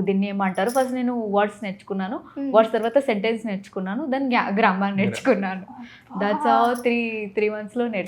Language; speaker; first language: Telugu; non-native, fluent; Odia